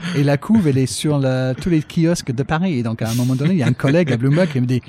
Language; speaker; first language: French; non-native, fluent; English